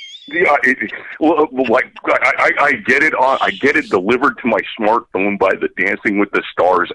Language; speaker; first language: English; native; English